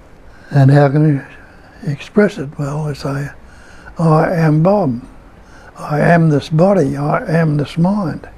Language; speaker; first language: English; native; English